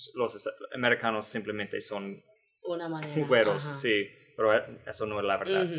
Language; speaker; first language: Spanish; non-native, learner; English